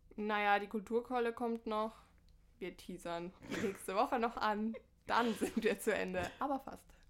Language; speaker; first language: German; native; German